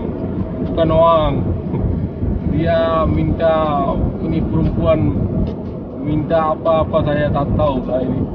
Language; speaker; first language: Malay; non-native, learner; Bangla